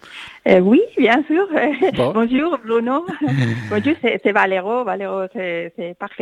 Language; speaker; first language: French; non-native, fluent; Spanish